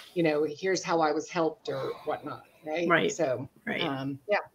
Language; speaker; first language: English; native; English